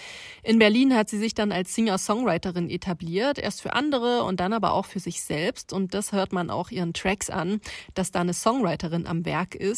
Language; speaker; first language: German; native; German